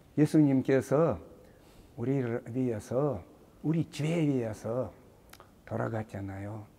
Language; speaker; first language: Korean; non-native, learner; Russian